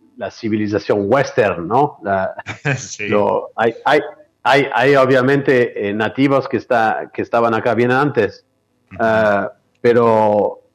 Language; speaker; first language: Spanish; non-native, fluent; French